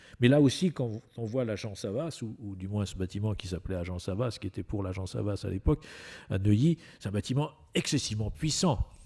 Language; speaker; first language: French; native; French